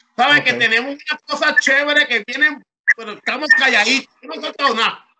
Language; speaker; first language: Spanish; early bilingual, heritage; Spanish